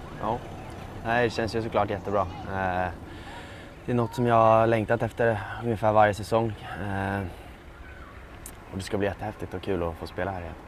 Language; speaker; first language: Swedish; native; Swedish